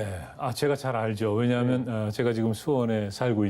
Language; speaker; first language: Korean; native; Korean